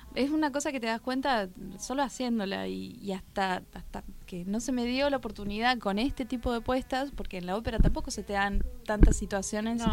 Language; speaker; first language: Spanish; native; Spanish